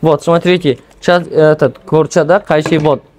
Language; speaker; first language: Russian; non-native, local second language; Tajik